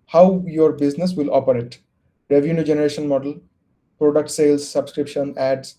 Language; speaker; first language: English; non-native, local second language; Bangla